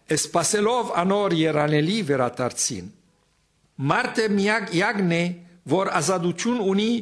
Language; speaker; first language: Armenian; native; Armenian